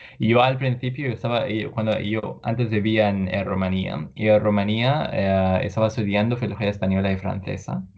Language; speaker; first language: Spanish; non-native, fluent; Arabic